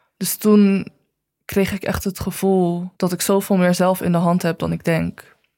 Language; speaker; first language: Dutch; early bilingual, other home language; Chinese